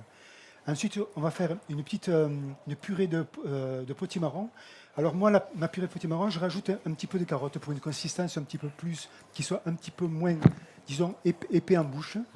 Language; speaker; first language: French; native; French